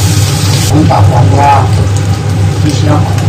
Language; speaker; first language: Chinese; native; Chinese